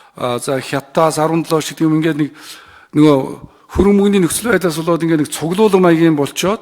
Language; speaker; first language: Mongolian; native; Mongolian